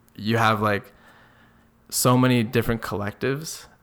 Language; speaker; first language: English; native; English